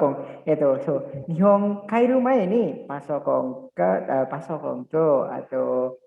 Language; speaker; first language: Japanese; non-native, learner; Indonesian